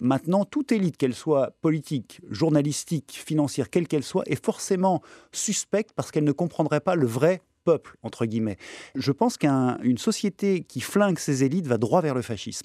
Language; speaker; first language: French; native; French